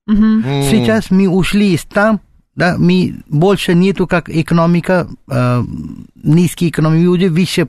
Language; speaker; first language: Russian; non-native, learner; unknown